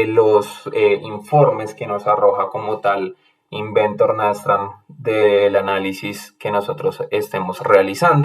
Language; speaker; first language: Spanish; native; Spanish